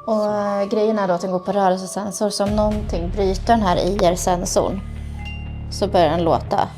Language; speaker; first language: Swedish; native; Swedish